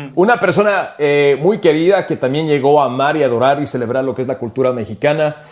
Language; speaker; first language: Spanish; early bilingual, heritage; Spanish